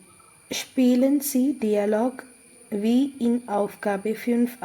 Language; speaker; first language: German; non-native, fluent; Malayalam